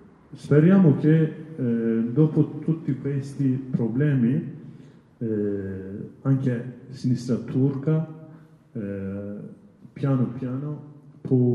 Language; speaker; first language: Italian; non-native, learner; Kurdish